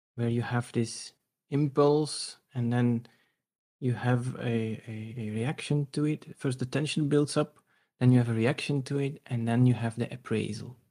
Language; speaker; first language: English; non-native, fluent; Dutch